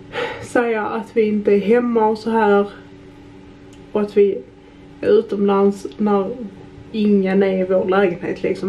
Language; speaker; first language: Swedish; native; Swedish